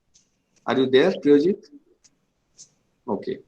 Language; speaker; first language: English; non-native, local second language; Bangla